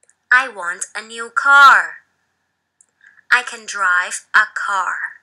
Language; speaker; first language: English; non-native, fluent; Thai